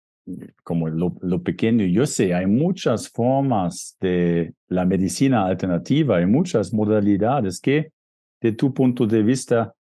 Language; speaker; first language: Spanish; non-native, fluent; German